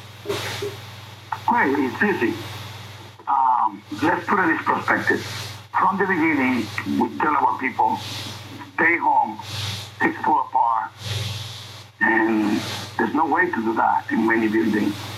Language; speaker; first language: English; non-native, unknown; Spanish